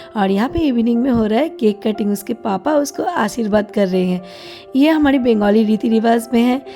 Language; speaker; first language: Hindi; non-native, local second language; Bangla